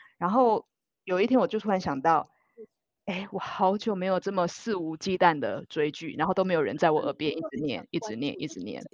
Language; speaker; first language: Chinese; native; Chinese